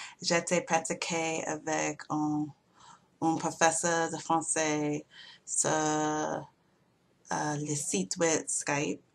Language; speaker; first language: French; non-native, learner; English